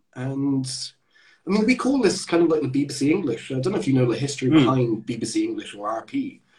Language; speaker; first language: English; native; English